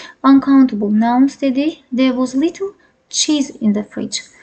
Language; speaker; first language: English; non-native, fluent; Azerbaijani